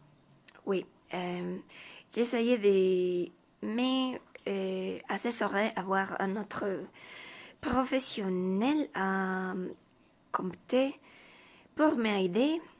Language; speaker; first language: French; non-native, learner; Spanish